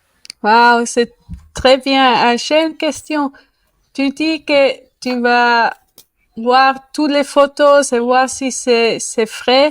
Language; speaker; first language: French; non-native, learner; Spanish